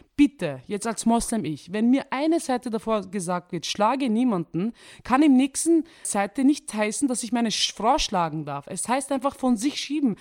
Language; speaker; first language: German; early bilingual, other home language; Turkish